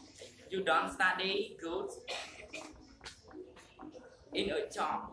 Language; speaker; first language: English; non-native, learner; Khmer